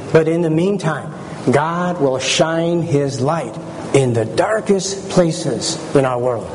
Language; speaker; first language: English; early bilingual, other home language; Chinese